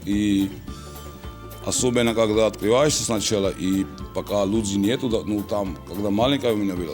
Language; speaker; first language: Russian; non-native, local second language; Georgian